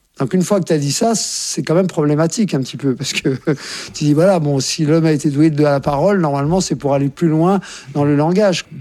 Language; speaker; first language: French; native; French